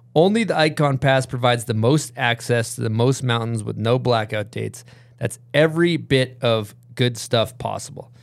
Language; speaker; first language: English; native; English